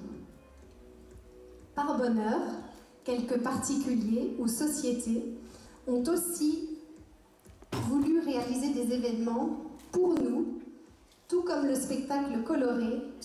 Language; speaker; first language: French; native; French